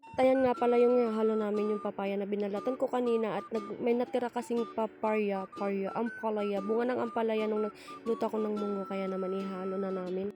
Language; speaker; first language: Filipino; non-native, local second language; Bikol